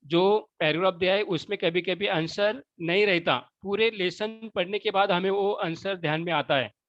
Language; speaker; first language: Hindi; non-native, local second language; Marathi